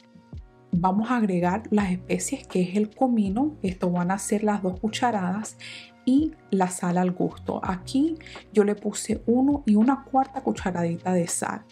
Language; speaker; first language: Spanish; non-native, fluent; English